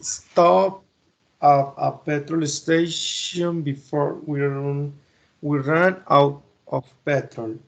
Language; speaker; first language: English; non-native, learner; Spanish